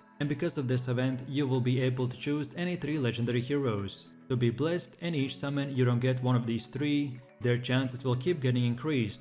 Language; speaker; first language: English; non-native, fluent; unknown